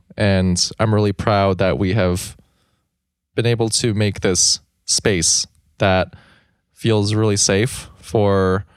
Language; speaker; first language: English; native; English